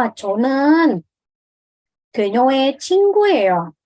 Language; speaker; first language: Korean; non-native, fluent; Indonesian